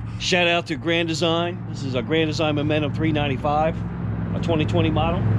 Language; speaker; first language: English; native; English